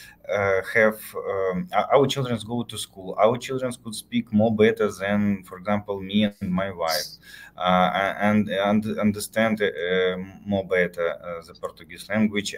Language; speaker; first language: English; non-native, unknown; Ukrainian